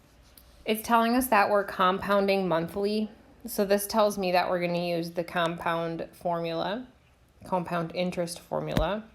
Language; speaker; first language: English; native; English